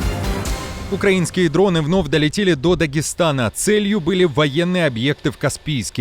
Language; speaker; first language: Russian; native; Russian